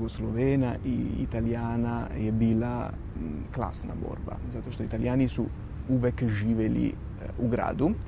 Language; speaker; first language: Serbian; non-native, fluent; Italian